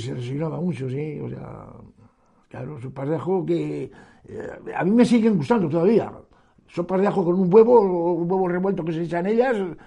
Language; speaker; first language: Spanish; native; Spanish